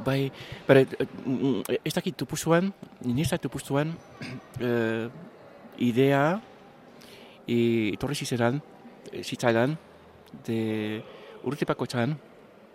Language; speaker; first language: Basque; non-native, learner; English